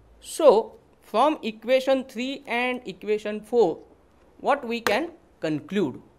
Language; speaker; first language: English; non-native, local second language; Marathi